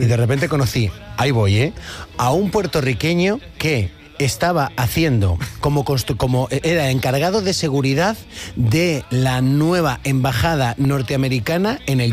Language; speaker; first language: Spanish; native; Spanish